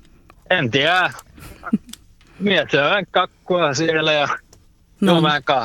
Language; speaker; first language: Finnish; early bilingual, heritage; Finnish